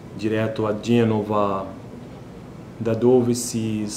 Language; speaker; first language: Italian; non-native, learner; Portuguese